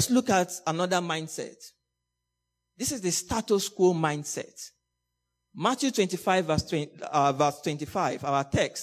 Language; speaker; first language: English; non-native, local second language; Yoruba